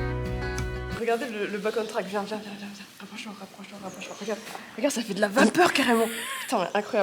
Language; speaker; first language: French; native; French